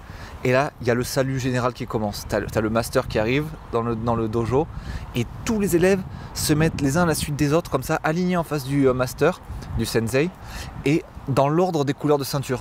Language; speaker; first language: French; native; French